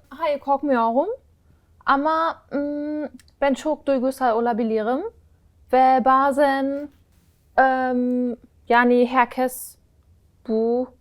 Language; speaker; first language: Turkish; non-native, learner; German